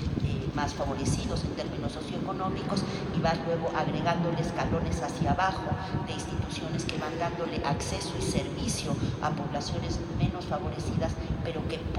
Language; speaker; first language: Spanish; native; Spanish